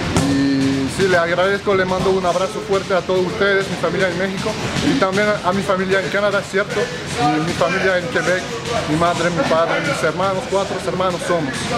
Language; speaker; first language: Spanish; early bilingual, other home language; French